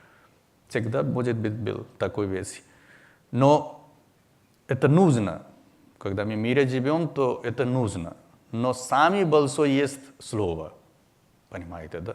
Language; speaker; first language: Russian; non-native, learner; Hindi